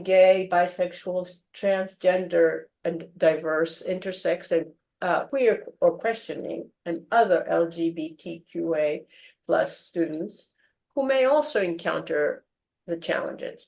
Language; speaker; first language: English; non-native, fluent; Greek